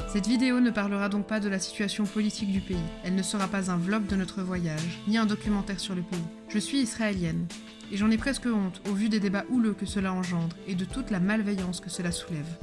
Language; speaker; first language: French; early bilingual, other home language; Hebrew